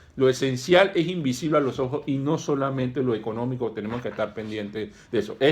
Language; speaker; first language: Spanish; native; Spanish